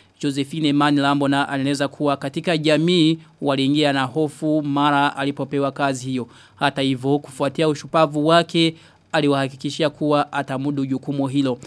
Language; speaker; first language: Swahili; non-native, local second language; Rundi